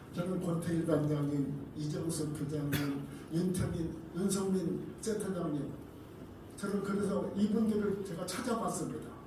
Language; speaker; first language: Korean; native; Korean